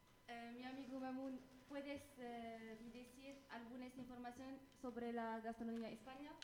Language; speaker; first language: Spanish; non-native, learner; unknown